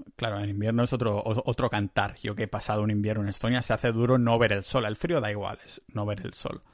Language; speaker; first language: Spanish; native; Spanish